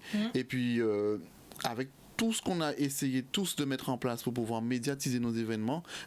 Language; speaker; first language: French; native; French